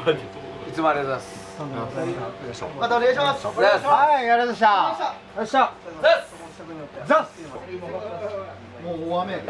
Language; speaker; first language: Japanese; native; Japanese